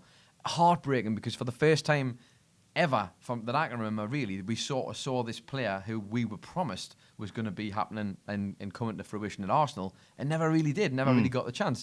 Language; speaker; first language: English; native; English